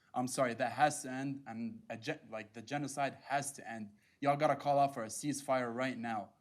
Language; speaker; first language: English; non-native, fluent; Arabic